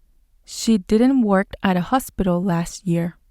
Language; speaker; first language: English; non-native, fluent; Spanish